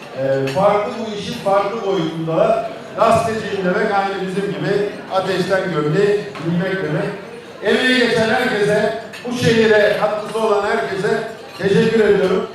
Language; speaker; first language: Turkish; native; Turkish